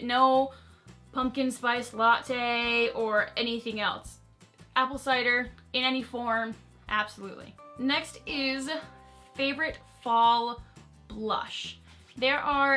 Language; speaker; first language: English; native; English